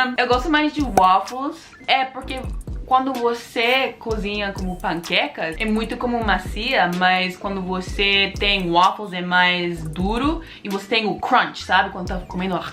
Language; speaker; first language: Portuguese; non-native, learner; English